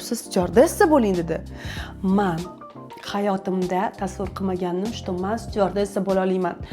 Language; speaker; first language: Uzbek; non-native, local second language; Russian